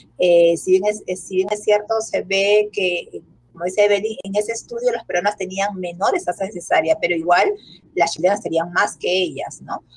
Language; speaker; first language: Spanish; native; Spanish